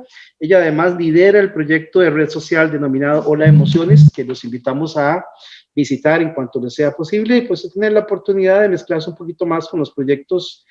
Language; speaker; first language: Spanish; native; Spanish